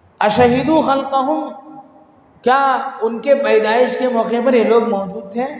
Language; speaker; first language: Urdu; native; Urdu